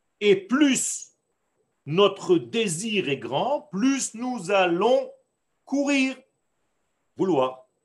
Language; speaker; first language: French; non-native, fluent; Hebrew